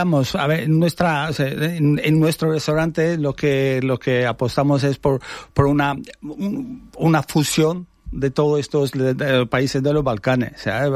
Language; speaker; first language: Spanish; non-native, fluent; Albanian